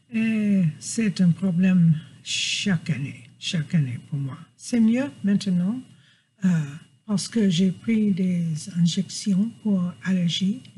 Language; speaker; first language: French; non-native, fluent; English